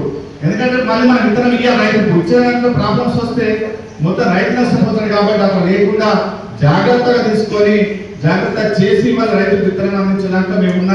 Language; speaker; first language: Telugu; native; Telugu